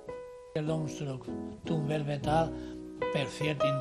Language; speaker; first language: Dutch; non-native, fluent; Spanish